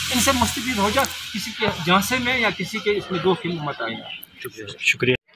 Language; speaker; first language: Hindi; non-native, local second language; Kashmiri